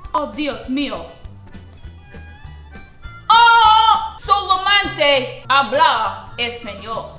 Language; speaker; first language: Spanish; non-native, learner; English